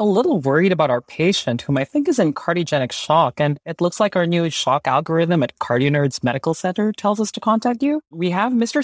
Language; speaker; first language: English; non-native, local second language; Filipino